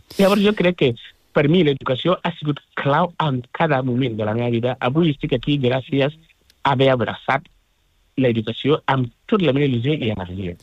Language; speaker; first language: Catalan; non-native, fluent; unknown